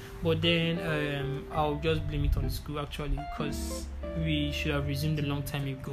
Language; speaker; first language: English; non-native, local second language; Igbo